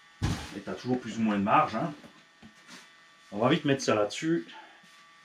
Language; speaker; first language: French; native; French